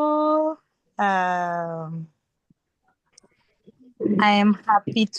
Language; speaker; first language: English; non-native, learner; Malagasy